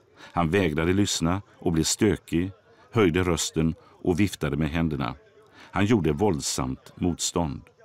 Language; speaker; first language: Swedish; native; Swedish